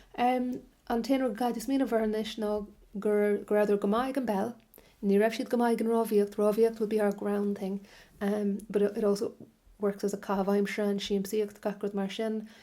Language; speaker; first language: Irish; non-native, local second language; English